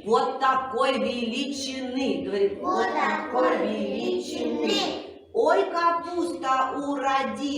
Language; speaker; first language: Russian; native; Russian